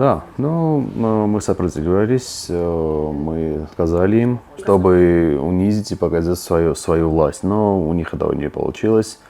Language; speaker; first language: Russian; non-native, fluent; Georgian